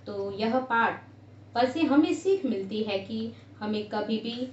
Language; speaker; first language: Hindi; non-native, local second language; Gujarati